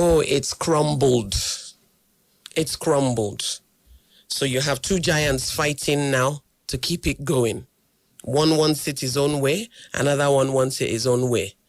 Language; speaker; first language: English; non-native, local second language; Yoruba